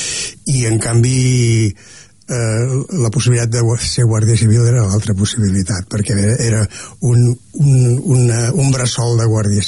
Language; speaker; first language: Catalan; non-native, local second language; Spanish